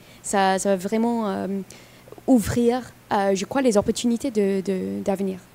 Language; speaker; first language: French; non-native, fluent; English